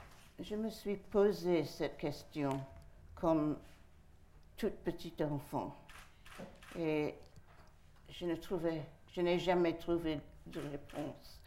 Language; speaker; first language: French; non-native, fluent; English